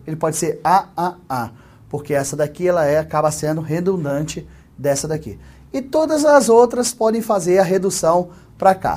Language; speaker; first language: Portuguese; native; Portuguese